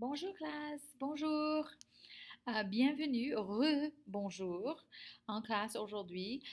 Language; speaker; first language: French; non-native, fluent; English